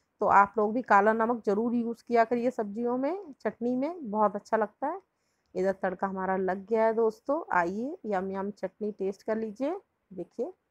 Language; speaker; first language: Hindi; native; Hindi